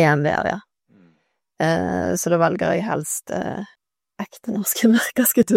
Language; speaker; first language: Norwegian; native; Norwegian